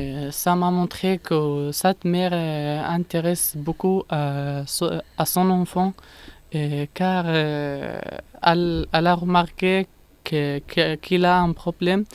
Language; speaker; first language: French; non-native, learner; Arabic